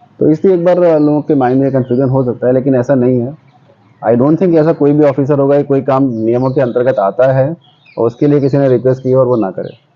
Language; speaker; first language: Hindi; native; Hindi